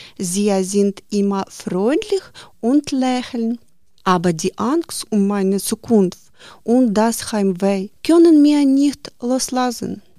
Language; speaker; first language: German; non-native, learner; Ukrainian